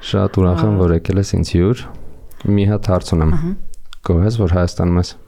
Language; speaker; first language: Armenian; native; Armenian